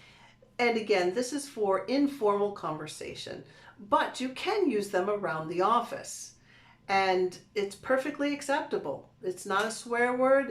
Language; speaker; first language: English; native; English